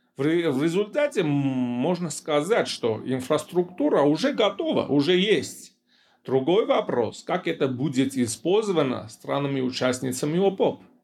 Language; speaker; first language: Russian; non-native, local second language; Armenian